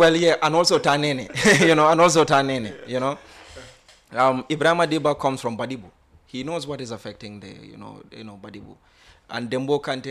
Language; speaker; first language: English; non-native, local second language; Wolof